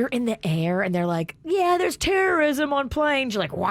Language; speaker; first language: English; native; English